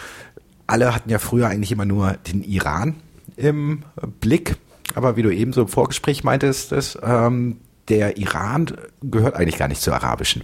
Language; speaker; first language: German; native; German